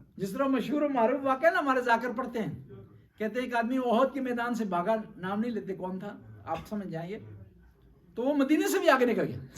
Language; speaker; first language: Urdu; non-native, local second language; Punjabi